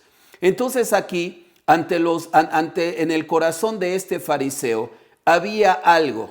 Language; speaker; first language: Spanish; native; Spanish